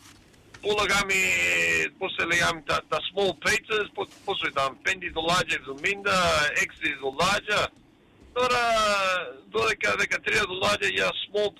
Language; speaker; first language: Greek; early bilingual, heritage; Greek